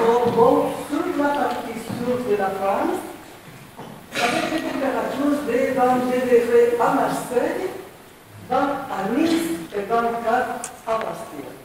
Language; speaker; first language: French; non-native, learner; Spanish